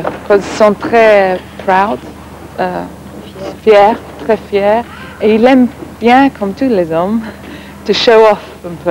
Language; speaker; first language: French; non-native, learner; English